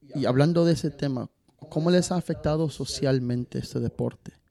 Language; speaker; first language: Spanish; early bilingual, heritage; Spanish